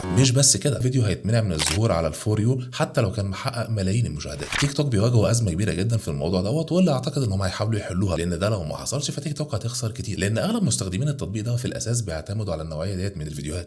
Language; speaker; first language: Arabic; native; Arabic